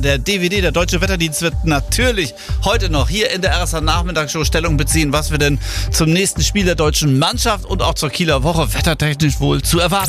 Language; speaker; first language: German; native; German